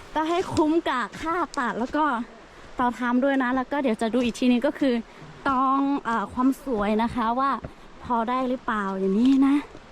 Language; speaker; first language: Thai; non-native, local second language; Lahu